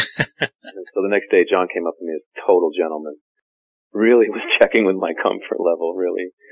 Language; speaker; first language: English; native; English